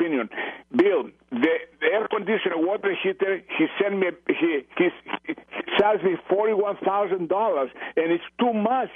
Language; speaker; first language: English; non-native, fluent; Greek